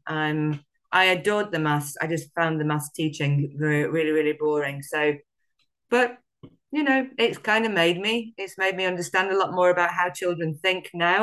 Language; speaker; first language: English; native; English